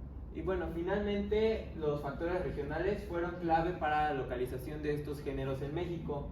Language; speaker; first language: Spanish; native; Spanish